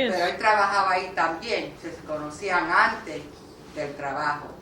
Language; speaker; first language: Spanish; early bilingual, heritage; Spanish